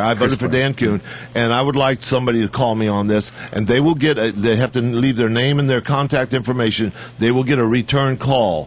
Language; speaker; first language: English; native; English